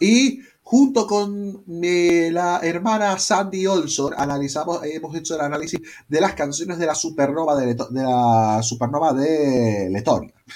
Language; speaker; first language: Spanish; native; Spanish